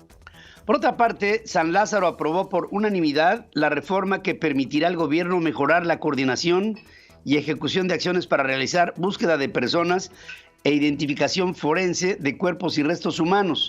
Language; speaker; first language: Spanish; native; Spanish